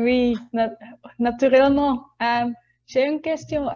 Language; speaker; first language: French; non-native, learner; Spanish